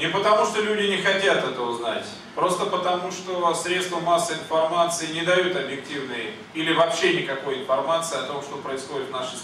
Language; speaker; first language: Russian; native; Russian